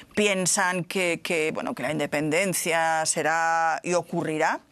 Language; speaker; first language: Spanish; native; Spanish